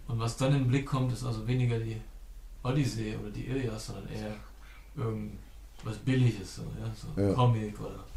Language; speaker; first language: German; native; German